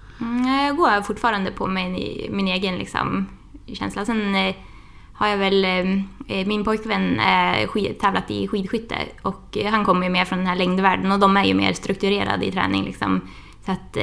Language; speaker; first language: Swedish; native; Swedish